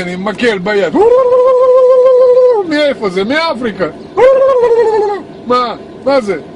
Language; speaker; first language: Hebrew; non-native, learner; Russian